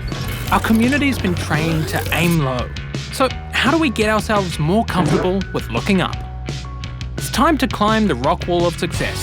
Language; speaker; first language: English; native; English